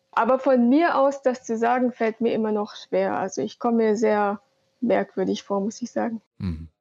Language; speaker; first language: German; native; German